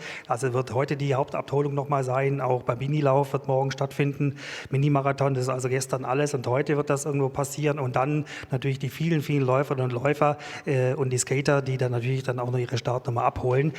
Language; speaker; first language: German; native; German